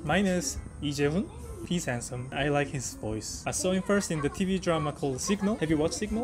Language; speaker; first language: English; early bilingual, other home language; Korean